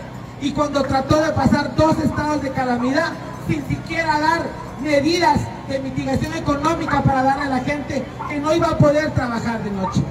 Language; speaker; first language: Spanish; native; Spanish